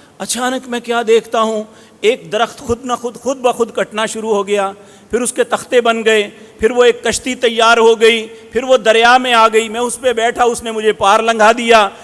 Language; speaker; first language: Urdu; non-native, local second language; Punjabi